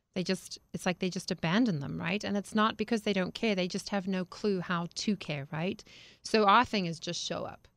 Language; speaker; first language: English; native; English